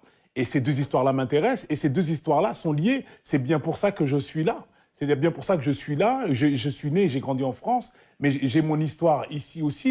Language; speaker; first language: French; native; French